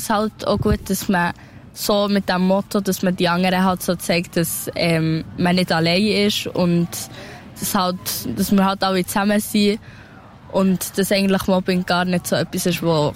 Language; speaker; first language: German; early bilingual, other home language; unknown